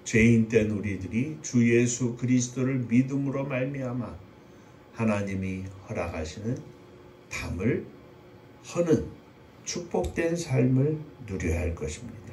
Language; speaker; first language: Korean; native; Korean